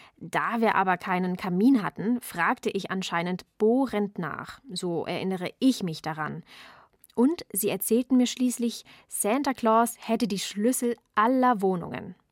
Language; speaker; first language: German; early bilingual, heritage; German